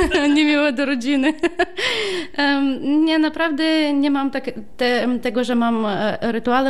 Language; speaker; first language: Polish; non-native, fluent; Ukrainian